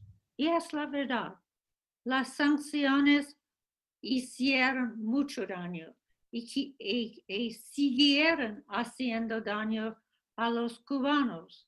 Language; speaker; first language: Spanish; non-native, fluent; English